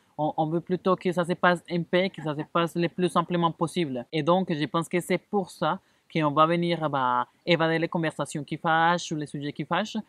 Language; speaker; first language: French; non-native, fluent; Spanish